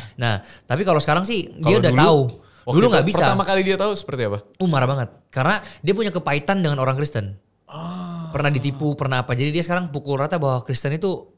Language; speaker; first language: Indonesian; native; Indonesian